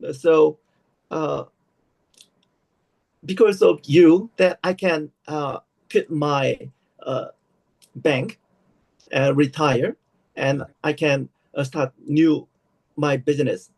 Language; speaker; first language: English; non-native, learner; Korean